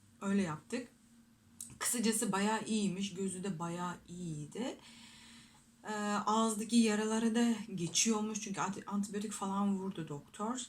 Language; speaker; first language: Turkish; non-native, fluent; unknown